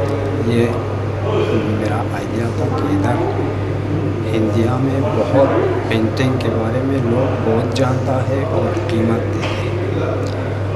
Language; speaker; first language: Hindi; non-native, learner; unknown